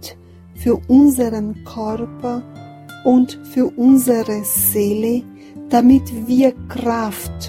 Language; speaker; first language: German; non-native, learner; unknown